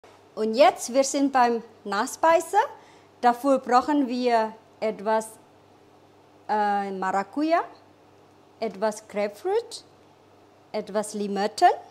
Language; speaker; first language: German; non-native, learner; Indonesian